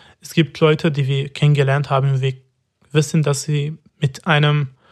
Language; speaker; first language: German; non-native, fluent; Arabic